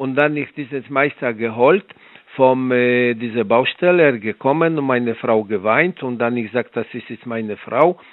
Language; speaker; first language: German; non-native, learner; Polish